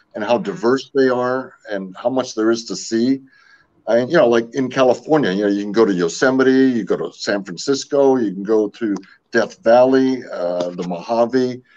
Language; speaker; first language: English; native; English